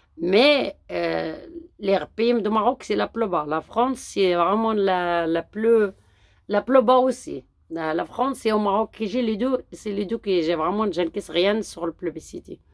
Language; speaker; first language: French; non-native, local second language; Arabic